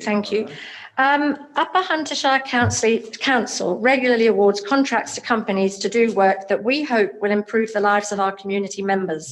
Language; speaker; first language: English; native; English